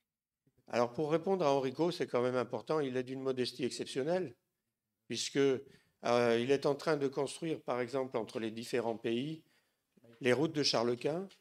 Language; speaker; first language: French; native; French